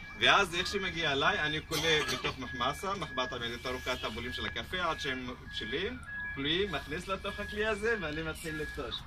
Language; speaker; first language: Hebrew; non-native, local second language; Arabic